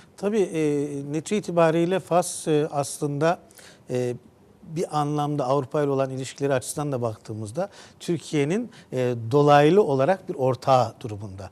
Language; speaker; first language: Turkish; native; Turkish